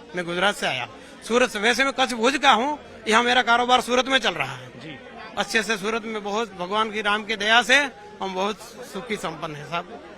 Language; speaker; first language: Hindi; non-native, local second language; Gujarati